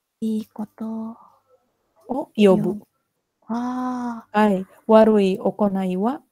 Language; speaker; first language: Japanese; non-native, fluent; Indonesian